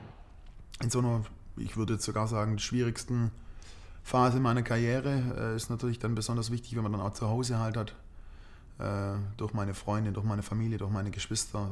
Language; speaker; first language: German; native; German